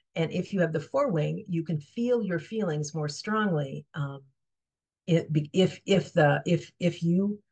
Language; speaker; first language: English; native; English